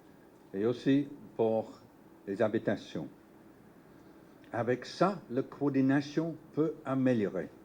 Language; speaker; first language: French; non-native, learner; English